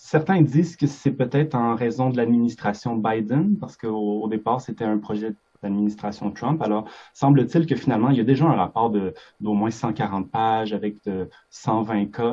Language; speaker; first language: French; native; French